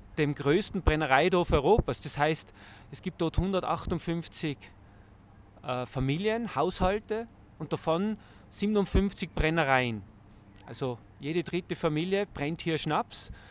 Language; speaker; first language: German; native; German